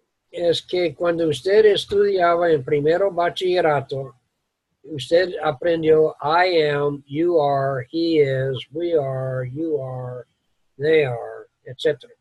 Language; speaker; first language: Spanish; non-native, learner; English